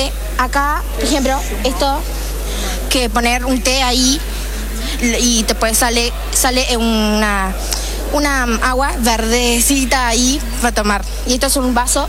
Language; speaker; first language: Spanish; non-native, learner; Chinese